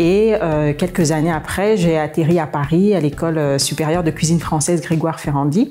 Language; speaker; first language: French; native; French